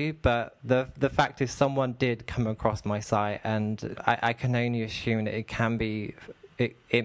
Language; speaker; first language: English; native; English